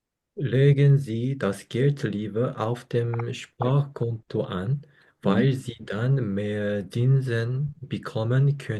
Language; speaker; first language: German; non-native, learner; Korean